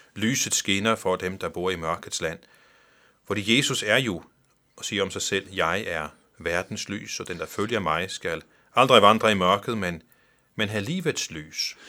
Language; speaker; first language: Danish; non-native, local second language; Faroese